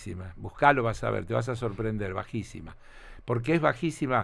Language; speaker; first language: Spanish; native; Spanish